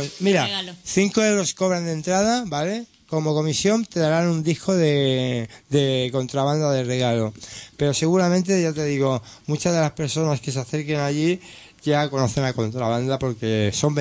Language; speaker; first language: Spanish; native; Spanish